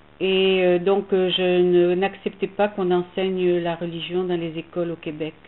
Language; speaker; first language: French; native; French